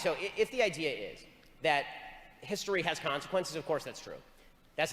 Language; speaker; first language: English; native; English